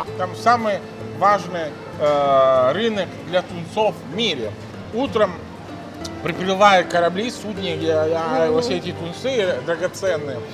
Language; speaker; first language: Russian; non-native, fluent; Italian